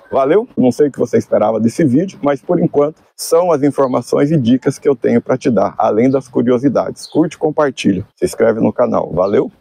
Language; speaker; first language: Portuguese; native; Portuguese